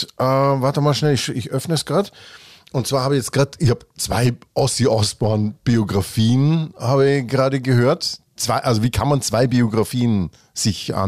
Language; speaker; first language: German; native; German